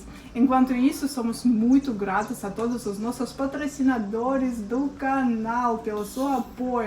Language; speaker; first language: Portuguese; non-native, fluent; Russian